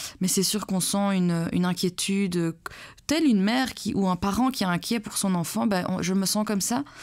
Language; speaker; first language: French; early bilingual, other home language; Persian